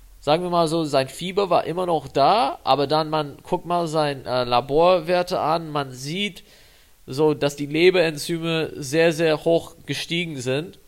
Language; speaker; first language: German; non-native, fluent; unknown